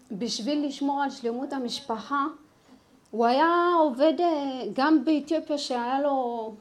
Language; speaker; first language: Hebrew; early bilingual, other home language; Amharic